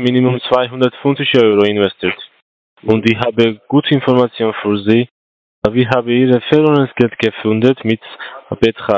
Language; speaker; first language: German; non-native, learner; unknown